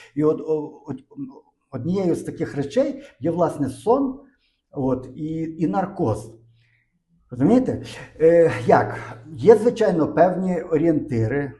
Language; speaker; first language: Ukrainian; native; Ukrainian